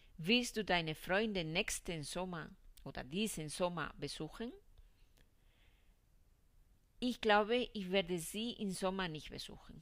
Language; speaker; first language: German; non-native, fluent; Spanish